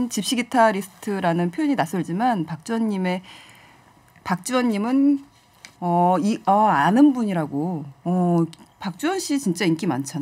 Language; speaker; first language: Korean; native; Korean